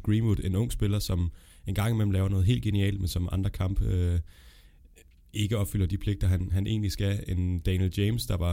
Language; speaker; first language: Danish; native; Danish